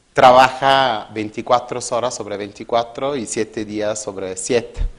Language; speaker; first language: Spanish; non-native, fluent; Italian